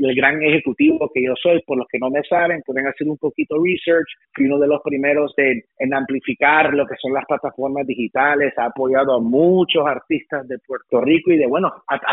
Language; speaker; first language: Spanish; early bilingual, heritage; Spanish